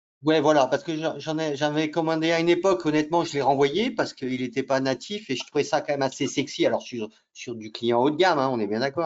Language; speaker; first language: French; native; French